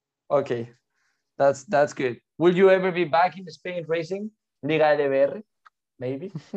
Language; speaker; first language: English; non-native, fluent; Spanish